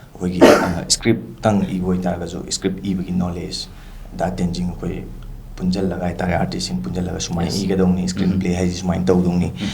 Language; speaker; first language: Manipuri; non-native, local second language; Rongmei Naga